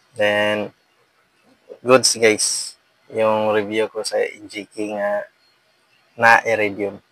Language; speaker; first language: Filipino; non-native, local second language; Cebuano